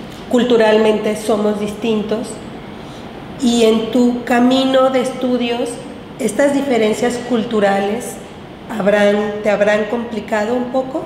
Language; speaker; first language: Spanish; native; Spanish